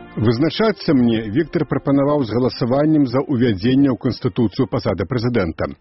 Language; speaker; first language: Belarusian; native; Belarusian